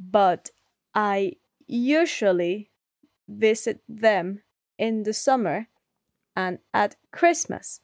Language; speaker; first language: English; non-native, learner; Spanish